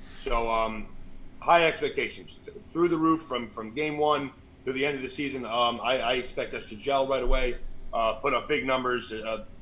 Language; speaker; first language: English; native; English